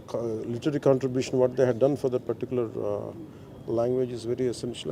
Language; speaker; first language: English; non-native, local second language; Telugu